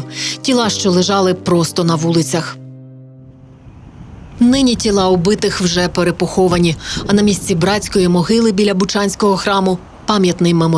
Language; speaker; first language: Ukrainian; native; Ukrainian